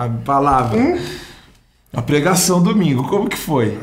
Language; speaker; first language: Portuguese; native; Portuguese